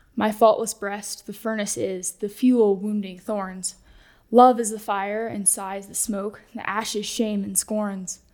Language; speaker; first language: English; native; English